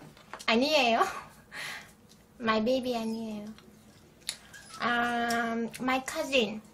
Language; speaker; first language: Korean; non-native, learner; Turkish